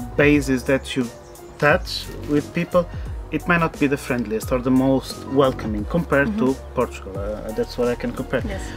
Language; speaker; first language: English; non-native, fluent; Portuguese